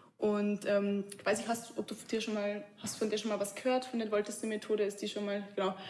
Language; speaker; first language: German; native; German